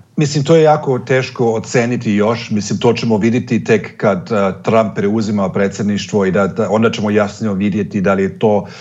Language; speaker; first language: Serbian; non-native, fluent; German